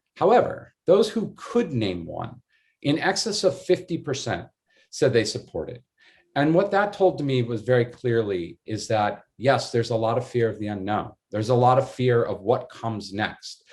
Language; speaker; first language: English; native; English